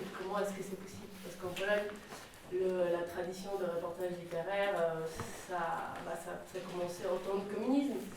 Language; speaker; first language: French; non-native, fluent; Polish